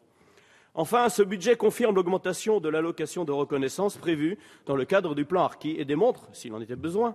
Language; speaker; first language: French; native; French